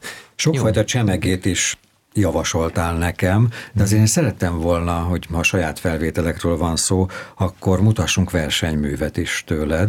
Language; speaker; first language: Hungarian; native; Hungarian